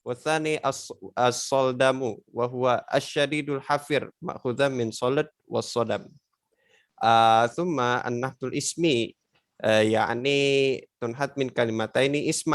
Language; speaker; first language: Arabic; non-native, learner; Indonesian